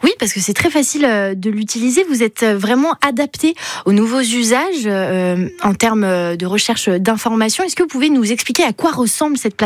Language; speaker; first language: French; native; French